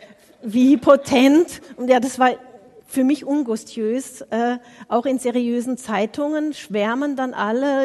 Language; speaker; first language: German; native; German